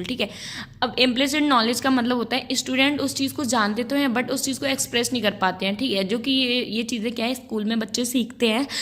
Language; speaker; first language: Hindi; native; Hindi